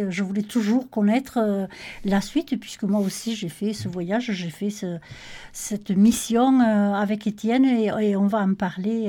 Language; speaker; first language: French; native; French